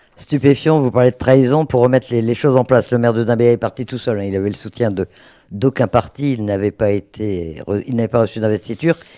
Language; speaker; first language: French; native; French